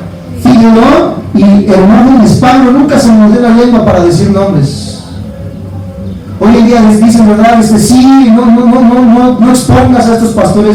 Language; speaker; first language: Spanish; native; Spanish